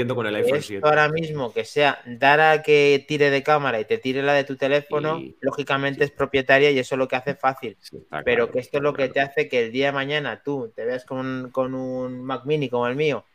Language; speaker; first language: Spanish; native; Spanish